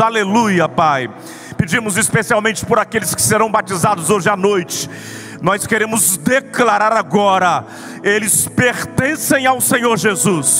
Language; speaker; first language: Portuguese; native; Portuguese